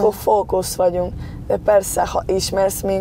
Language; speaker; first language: Hungarian; early bilingual, heritage; Spanish